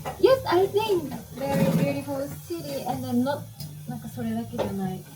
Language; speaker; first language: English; non-native, learner; Japanese